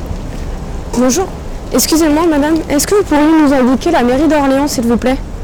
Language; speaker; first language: French; native; French